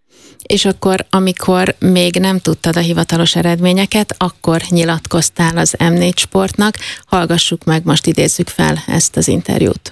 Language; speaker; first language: Hungarian; native; Hungarian